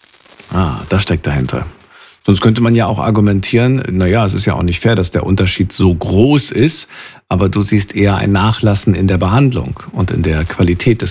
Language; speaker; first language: German; native; German